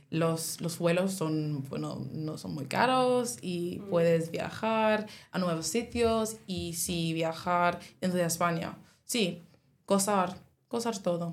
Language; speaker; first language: Spanish; non-native, learner; English